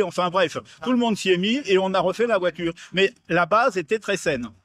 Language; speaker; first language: French; native; French